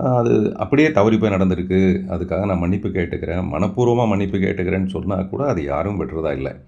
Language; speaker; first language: Tamil; non-native, local second language; Telugu